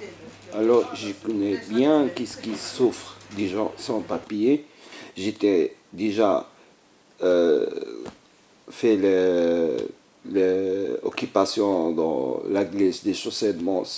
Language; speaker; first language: French; non-native, learner; Arabic